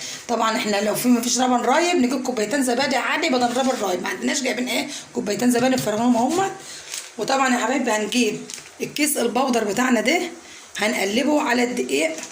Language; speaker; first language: Arabic; native; Arabic